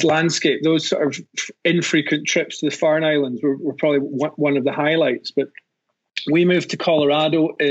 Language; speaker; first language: English; native; English